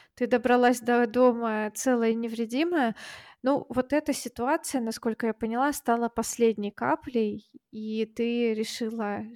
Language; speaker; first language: Russian; native; Russian